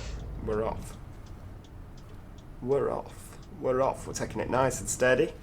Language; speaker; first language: English; native; English